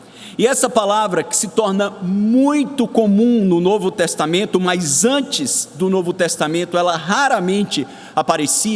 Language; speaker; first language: Portuguese; native; Portuguese